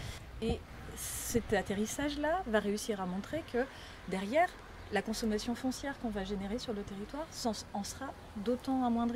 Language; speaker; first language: French; native; French